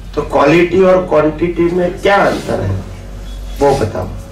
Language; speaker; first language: Hindi; non-native, local second language; Gujarati